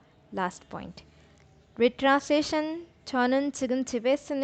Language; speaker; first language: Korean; non-native, learner; Urdu